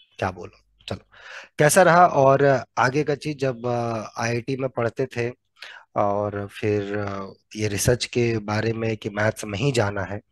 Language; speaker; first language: Hindi; native; Hindi